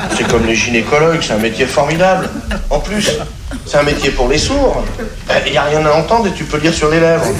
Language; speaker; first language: French; native; French